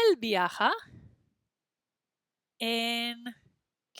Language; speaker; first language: Spanish; non-native, fluent; English